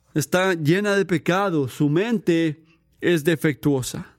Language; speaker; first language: Spanish; native; Spanish